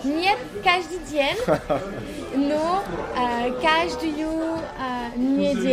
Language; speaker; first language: Russian; non-native, learner; French